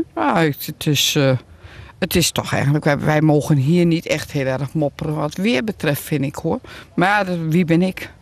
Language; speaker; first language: Dutch; native; Dutch